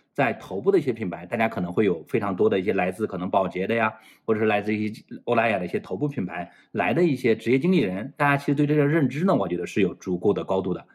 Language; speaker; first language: Chinese; native; Chinese